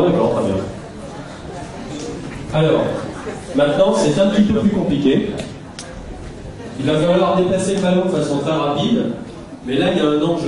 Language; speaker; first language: French; native; French